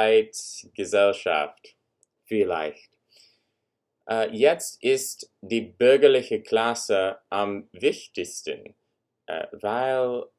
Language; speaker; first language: German; non-native, learner; English